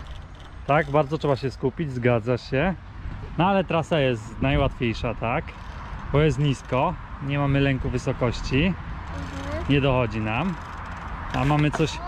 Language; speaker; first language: Polish; native; Polish